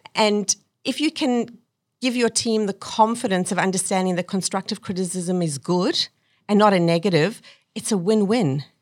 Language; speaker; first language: English; native; English